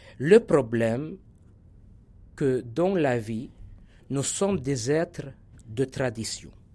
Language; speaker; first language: French; non-native, local second language; Arabic